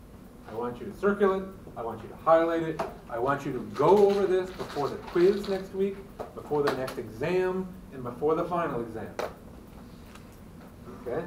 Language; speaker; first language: English; native; English